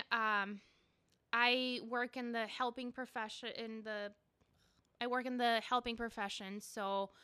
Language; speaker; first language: English; early bilingual, other home language; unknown